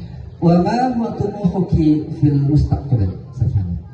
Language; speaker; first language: Arabic; non-native, fluent; Indonesian